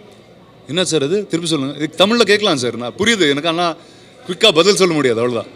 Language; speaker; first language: Tamil; non-native, learner; Telugu